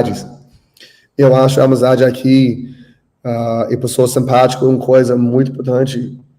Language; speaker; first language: Portuguese; non-native, learner; English